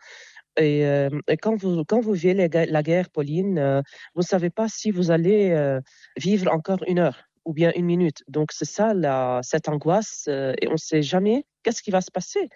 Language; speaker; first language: French; non-native, local second language; Arabic